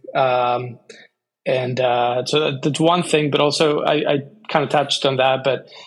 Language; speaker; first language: English; non-native, fluent; Spanish